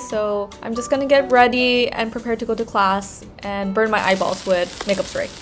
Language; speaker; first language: English; native; English